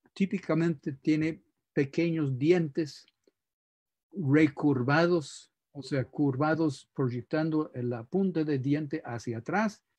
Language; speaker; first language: Spanish; non-native, fluent; English